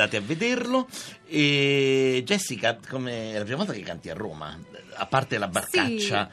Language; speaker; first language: Italian; native; Italian